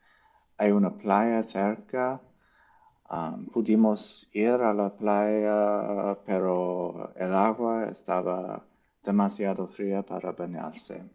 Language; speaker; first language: Spanish; non-native, learner; English